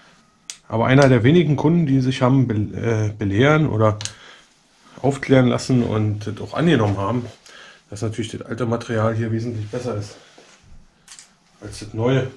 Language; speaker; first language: German; native; German